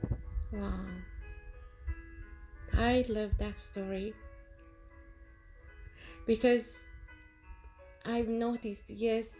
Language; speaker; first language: English; non-native, fluent; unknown